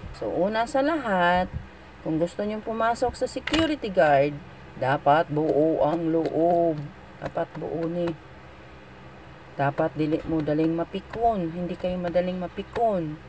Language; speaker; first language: Filipino; non-native, local second language; Cebuano